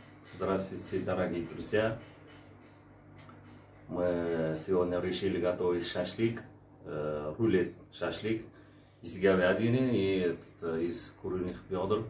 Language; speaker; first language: Russian; non-native, fluent; Uzbek